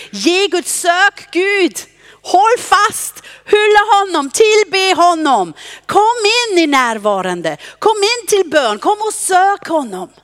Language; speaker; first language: Swedish; non-native, fluent; German